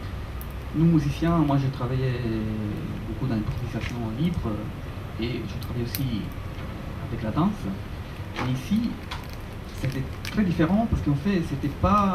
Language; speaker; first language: French; non-native, fluent; Italian